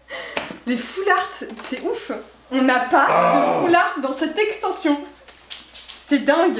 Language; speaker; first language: French; native; French